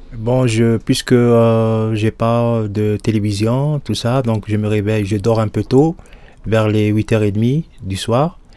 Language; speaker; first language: French; non-native, local second language; Arabic